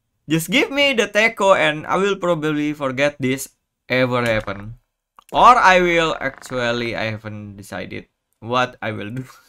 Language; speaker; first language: English; non-native, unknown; Indonesian